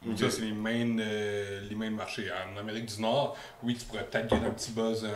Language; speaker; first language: French; native; French